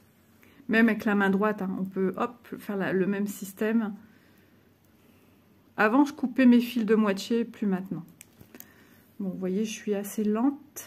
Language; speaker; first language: French; native; French